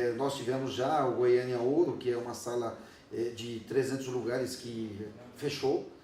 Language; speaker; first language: Portuguese; non-native, fluent; Spanish